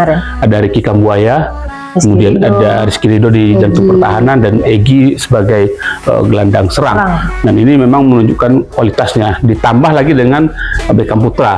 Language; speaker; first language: Indonesian; native; Indonesian